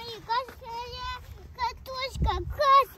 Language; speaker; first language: Russian; early bilingual, heritage; Russian